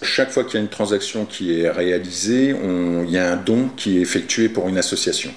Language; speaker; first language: French; native; French